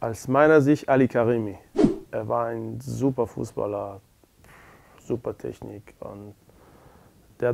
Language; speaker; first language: German; non-native, learner; Persian